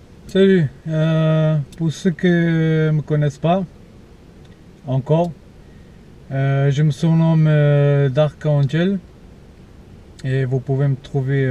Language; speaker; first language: French; non-native, fluent; Portuguese